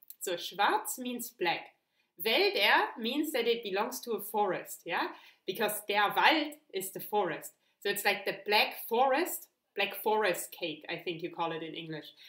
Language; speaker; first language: English; non-native, fluent; German